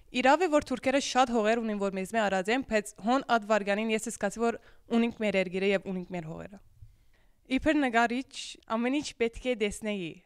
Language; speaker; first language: Armenian; early bilingual, heritage; Armenian